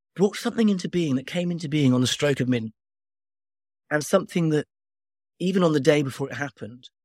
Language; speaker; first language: English; native; English